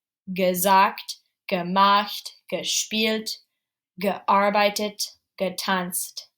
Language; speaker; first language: German; non-native, fluent; English